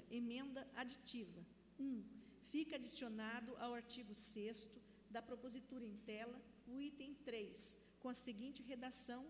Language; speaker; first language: Portuguese; native; Portuguese